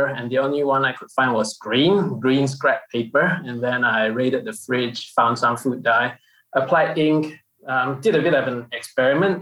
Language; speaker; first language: English; non-native, local second language; Min Nan Chinese